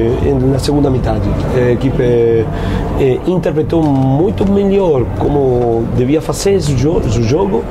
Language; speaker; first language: Portuguese; non-native, fluent; Spanish